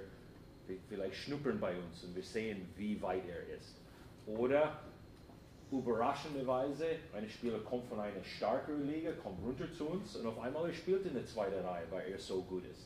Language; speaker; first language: German; non-native, fluent; English